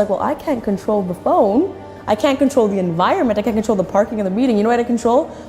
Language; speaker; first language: English; native; English